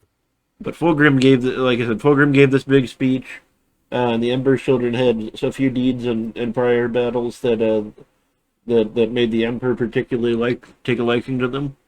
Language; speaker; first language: English; native; English